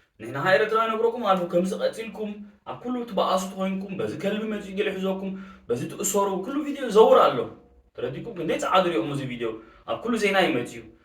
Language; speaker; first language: Tigrinya; early bilingual, heritage; Tigrinya